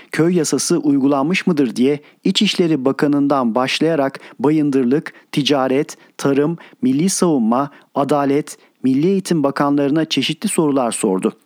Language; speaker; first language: Turkish; native; Turkish